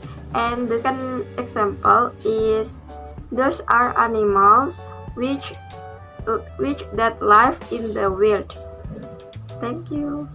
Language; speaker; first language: English; non-native, learner; Indonesian